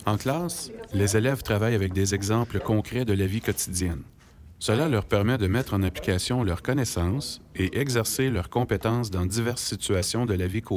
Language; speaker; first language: French; native; French